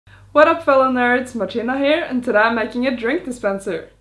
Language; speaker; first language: English; non-native, fluent; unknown